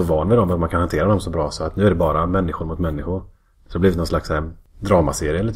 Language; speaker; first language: Swedish; native; Swedish